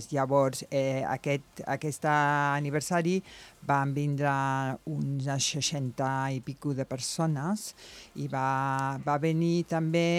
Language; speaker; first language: Catalan; non-native, local second language; Spanish